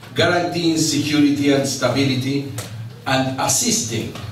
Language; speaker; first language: English; non-native, fluent; Spanish